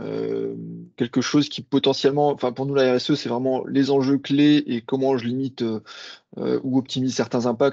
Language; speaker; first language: French; native; French